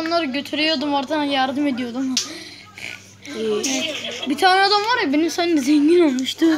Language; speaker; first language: Turkish; native; Turkish